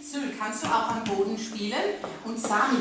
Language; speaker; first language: German; native; German